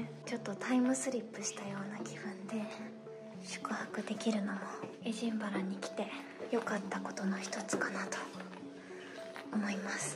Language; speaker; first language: Japanese; native; Japanese